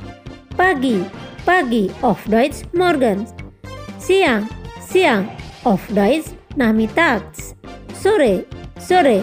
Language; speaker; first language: German; non-native, fluent; Indonesian